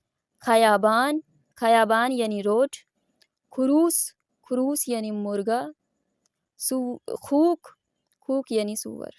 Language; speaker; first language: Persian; non-native, fluent; Urdu